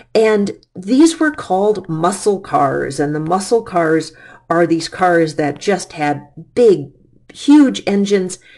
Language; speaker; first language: English; native; English